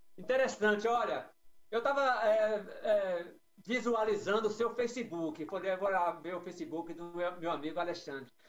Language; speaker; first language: Portuguese; native; Portuguese